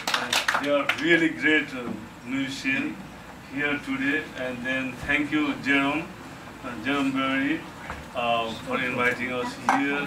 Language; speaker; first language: English; non-native, learner; Nepali